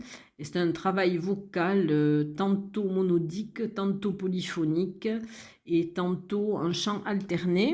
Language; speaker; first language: French; native; French